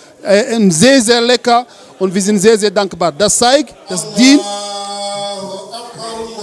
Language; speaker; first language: German; non-native, learner; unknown